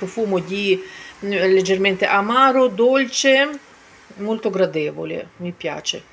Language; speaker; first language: Italian; non-native, fluent; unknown